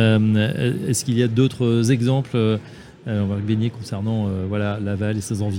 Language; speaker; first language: French; native; French